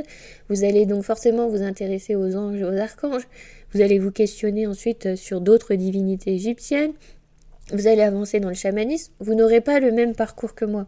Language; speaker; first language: French; native; French